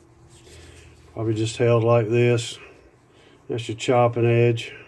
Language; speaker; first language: English; native; English